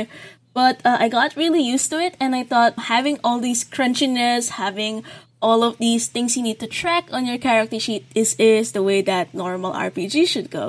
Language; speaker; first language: English; non-native, local second language; Filipino